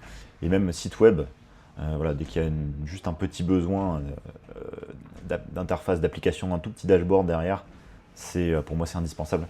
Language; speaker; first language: French; native; French